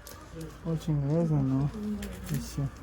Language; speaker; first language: Russian; non-native, local second language; Tajik